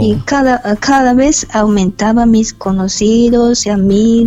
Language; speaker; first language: Spanish; non-native, fluent; Japanese